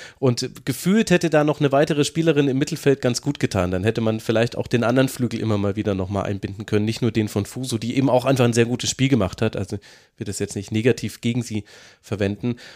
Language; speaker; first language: German; native; German